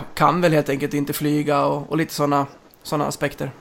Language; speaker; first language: Swedish; native; Swedish